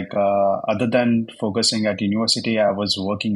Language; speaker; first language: English; non-native, local second language; Hindi